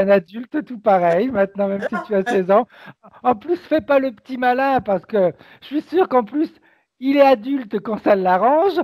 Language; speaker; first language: French; native; French